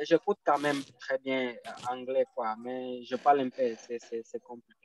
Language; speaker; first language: French; non-native, fluent; Portuguese